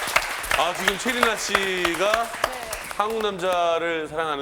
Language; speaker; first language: Korean; native; Korean